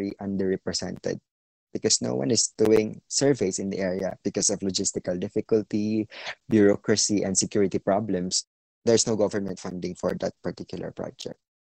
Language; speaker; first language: English; non-native, local second language; Cebuano